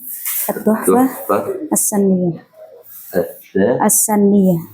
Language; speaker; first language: Arabic; non-native, learner; Indonesian